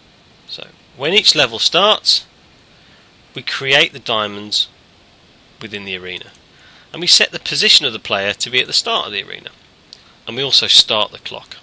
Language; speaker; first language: English; native; English